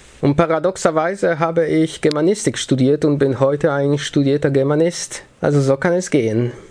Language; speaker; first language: German; early bilingual, other home language; Polish